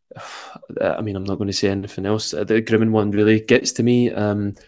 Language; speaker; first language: English; native; English